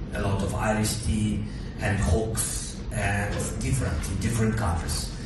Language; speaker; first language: English; non-native, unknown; Russian